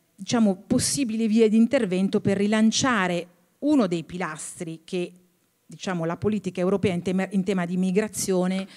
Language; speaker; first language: Italian; native; Italian